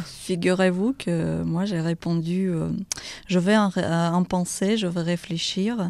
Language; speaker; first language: French; non-native, fluent; Russian